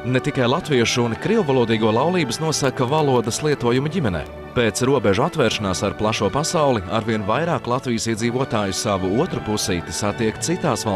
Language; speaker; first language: Latvian; native; Latvian